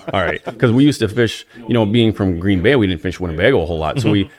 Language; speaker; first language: English; native; English